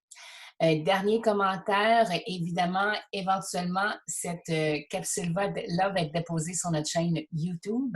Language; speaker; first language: French; native; French